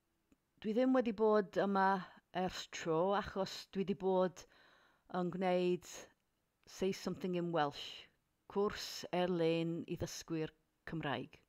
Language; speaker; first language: Welsh; non-native, learner; English